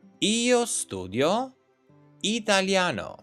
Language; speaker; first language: Italian; non-native, learner; Albanian